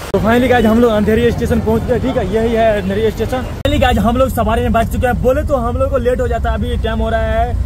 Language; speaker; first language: Hindi; native; Hindi